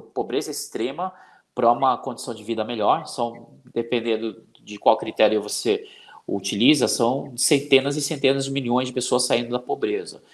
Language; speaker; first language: Portuguese; native; Portuguese